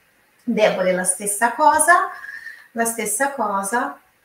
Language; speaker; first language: Italian; non-native, fluent; Portuguese